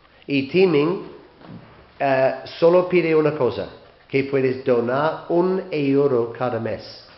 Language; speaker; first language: Spanish; non-native, learner; English